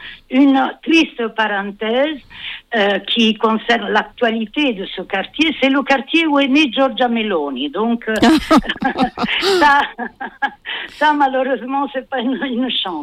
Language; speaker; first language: French; non-native, fluent; Italian